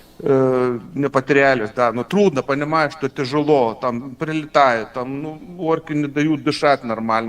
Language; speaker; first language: Russian; non-native, fluent; Lithuanian